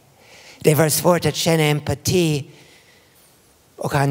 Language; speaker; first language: Swedish; non-native, fluent; English